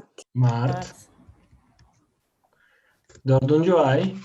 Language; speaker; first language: Turkish; non-native, fluent; Spanish